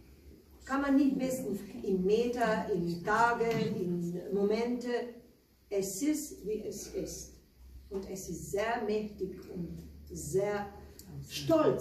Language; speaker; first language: German; non-native, learner; Slovenian